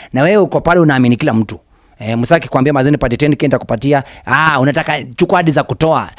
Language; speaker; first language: Swahili; non-native, local second language; Luyia